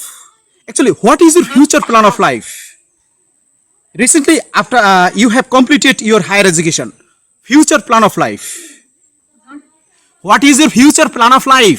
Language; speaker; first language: English; non-native, learner; Bangla